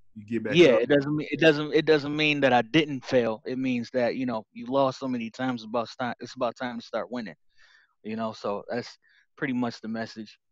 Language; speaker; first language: English; native; English